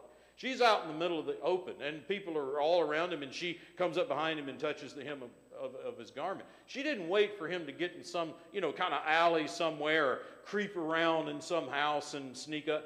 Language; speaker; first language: English; native; English